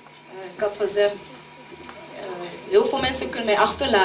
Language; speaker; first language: Dutch; early bilingual, other home language; French